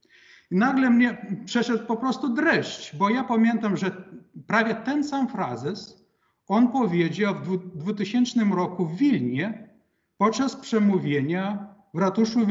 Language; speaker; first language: Polish; non-native, fluent; Lithuanian